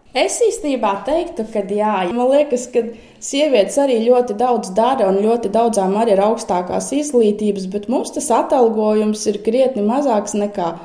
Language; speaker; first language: Latvian; native; Latvian